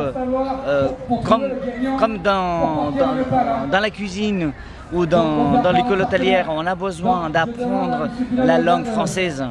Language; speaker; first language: French; non-native, fluent; Nepali